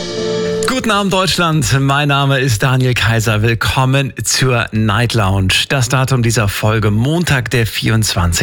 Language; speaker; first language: German; native; German